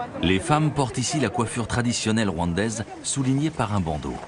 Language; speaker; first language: French; native; French